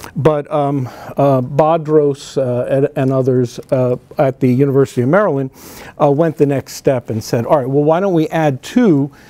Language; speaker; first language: English; native; English